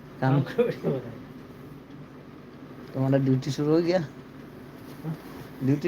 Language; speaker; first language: Hindi; non-native, learner; Bangla